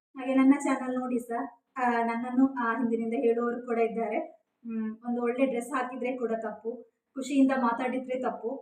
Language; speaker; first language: Kannada; non-native, local second language; Tulu